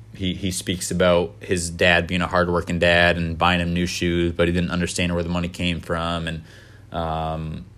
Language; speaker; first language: English; native; English